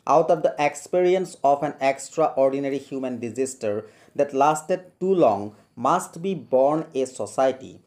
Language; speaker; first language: English; non-native, local second language; Assamese